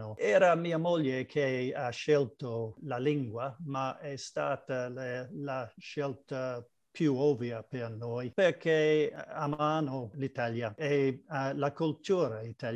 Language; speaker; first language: Italian; non-native, learner; English